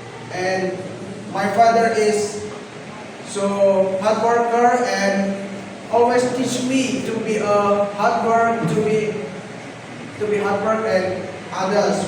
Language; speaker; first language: English; non-native, learner; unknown